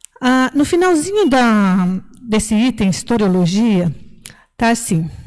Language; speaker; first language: Portuguese; native; Portuguese